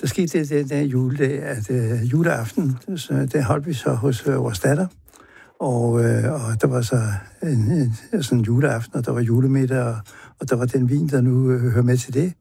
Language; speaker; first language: Danish; native; Danish